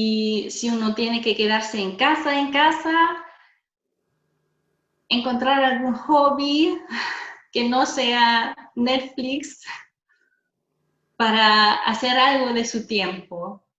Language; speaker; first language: Spanish; non-native, fluent; German